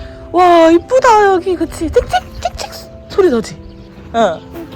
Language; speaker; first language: Korean; native; Korean